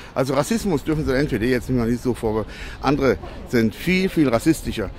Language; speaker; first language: German; non-native, fluent; Latvian